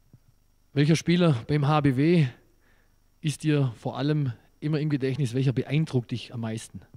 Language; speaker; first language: German; native; German